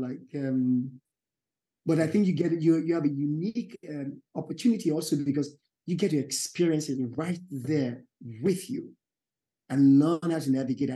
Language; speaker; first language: English; non-native, local second language; Yoruba